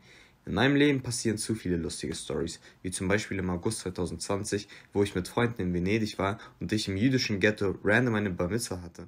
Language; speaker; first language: German; early bilingual, other home language; Russian